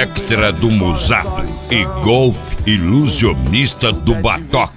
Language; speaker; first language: Portuguese; native; Portuguese